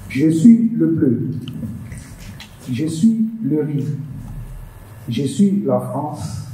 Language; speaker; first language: French; non-native, learner; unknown